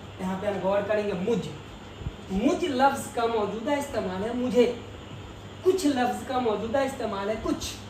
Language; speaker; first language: Urdu; native; Urdu